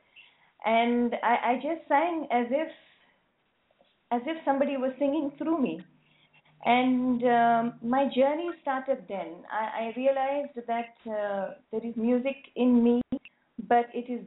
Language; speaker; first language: English; native; English